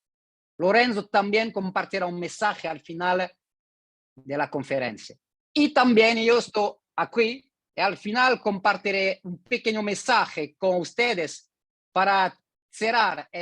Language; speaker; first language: Spanish; non-native, learner; French